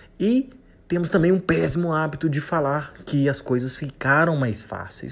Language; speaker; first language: Portuguese; native; Portuguese